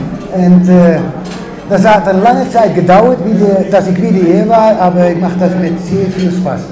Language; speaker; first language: German; non-native, fluent; Dutch